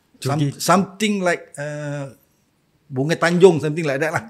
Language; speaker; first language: English; non-native, local second language; Malay